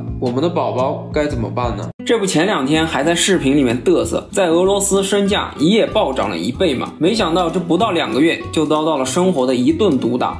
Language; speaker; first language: Chinese; native; Chinese